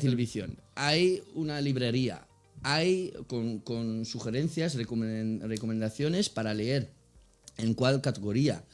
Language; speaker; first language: Spanish; non-native, fluent; Dutch